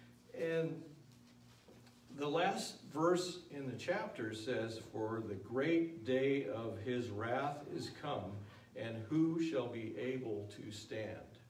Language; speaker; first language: English; native; English